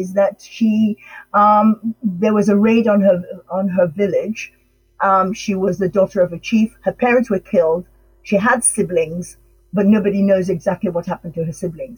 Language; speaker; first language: English; non-native, local second language; Krio